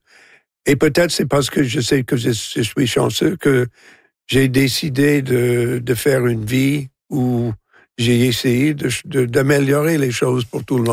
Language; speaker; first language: French; non-native, local second language; English